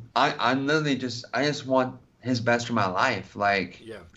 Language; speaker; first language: English; native; English